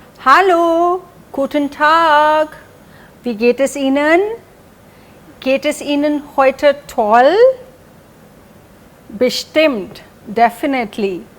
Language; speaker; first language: German; non-native, fluent; Hindi